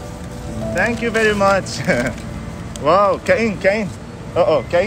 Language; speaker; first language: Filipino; non-native, learner; Arabic